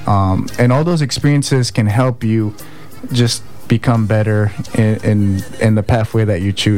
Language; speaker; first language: English; early bilingual, other home language; Spanish